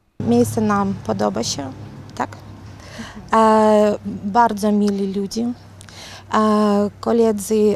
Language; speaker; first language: Polish; non-native, learner; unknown